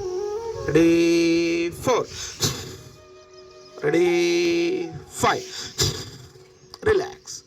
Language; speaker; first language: Telugu; native; Telugu